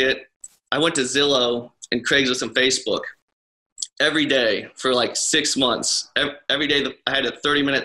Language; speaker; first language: English; native; English